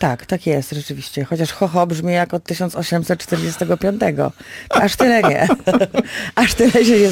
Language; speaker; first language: Polish; native; Polish